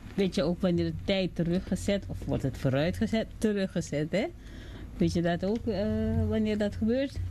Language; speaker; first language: Dutch; native; Dutch